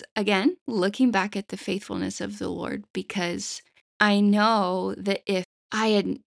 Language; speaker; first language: English; native; English